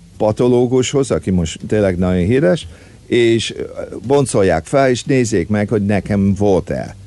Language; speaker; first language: Hungarian; early bilingual, heritage; Hungarian